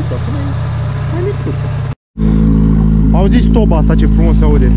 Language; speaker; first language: Romanian; native; Romanian